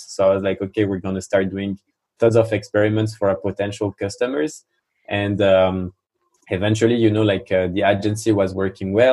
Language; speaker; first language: English; non-native, fluent; French